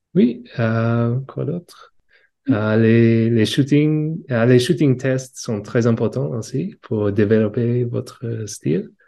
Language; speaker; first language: French; non-native, learner; English